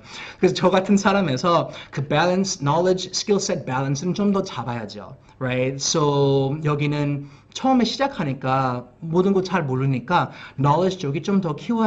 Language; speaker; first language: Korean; early bilingual, heritage; English